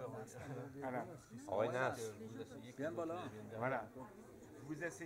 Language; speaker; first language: French; native; French